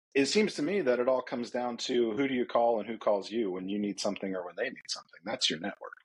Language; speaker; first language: English; native; English